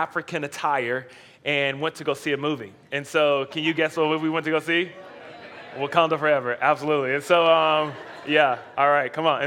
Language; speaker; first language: English; native; English